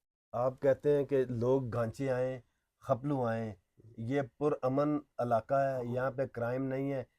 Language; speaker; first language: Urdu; non-native, local second language; Punjabi